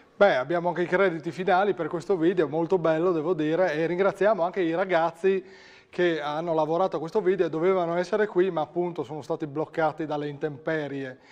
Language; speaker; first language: Italian; native; Italian